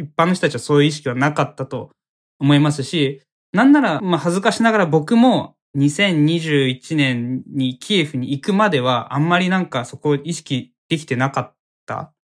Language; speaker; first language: Japanese; native; Japanese